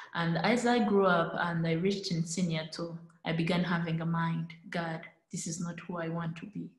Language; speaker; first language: English; non-native, local second language; Kinyarwanda